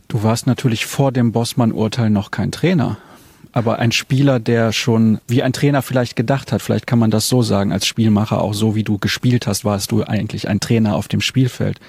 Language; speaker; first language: German; native; German